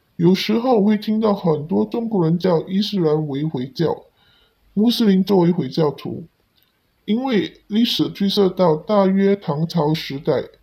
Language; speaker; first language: Chinese; non-native, local second language; Cantonese